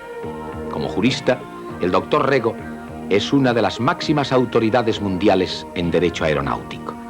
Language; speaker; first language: Spanish; native; Spanish